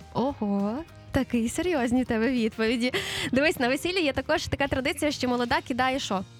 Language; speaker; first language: Ukrainian; native; Ukrainian